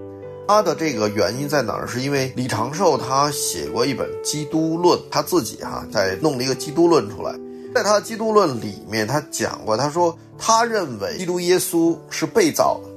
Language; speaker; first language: Chinese; native; Chinese